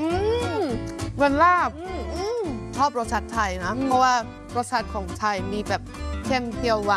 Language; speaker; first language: Thai; non-native, fluent; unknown